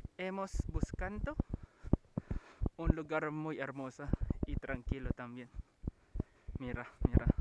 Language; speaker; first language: Spanish; non-native, learner; Filipino